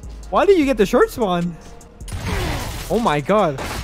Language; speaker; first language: English; early bilingual, other home language; Spanish